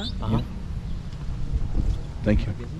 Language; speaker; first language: English; native; English